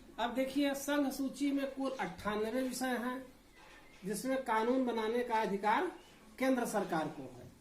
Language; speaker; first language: Hindi; native; Hindi